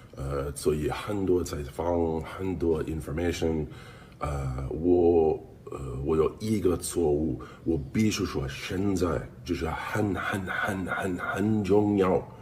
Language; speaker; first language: Chinese; non-native, learner; English